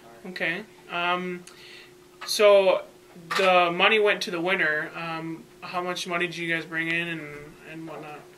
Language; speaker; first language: English; native; English